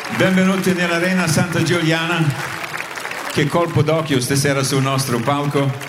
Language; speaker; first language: Italian; non-native, fluent; English